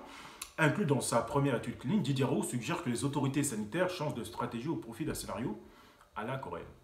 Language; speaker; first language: French; native; French